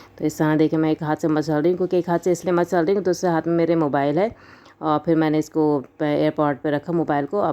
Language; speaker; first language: Urdu; native; Urdu